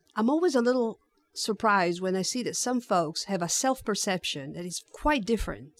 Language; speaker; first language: English; non-native, fluent; Italian